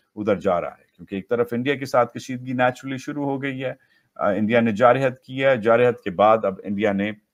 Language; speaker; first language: Urdu; native; Urdu